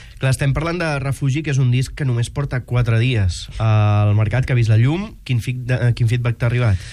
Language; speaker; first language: Catalan; native; Catalan